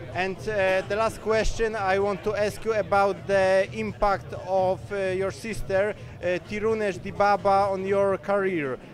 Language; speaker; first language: English; non-native, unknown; Polish